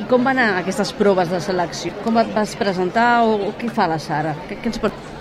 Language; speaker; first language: Catalan; native; Catalan